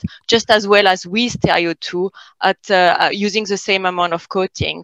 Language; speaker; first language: English; non-native, fluent; French